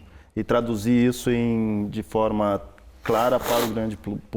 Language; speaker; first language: Portuguese; native; Portuguese